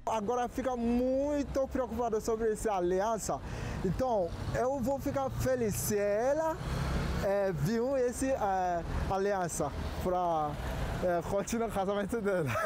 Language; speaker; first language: Portuguese; non-native, learner; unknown